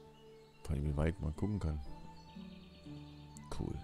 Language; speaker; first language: German; native; German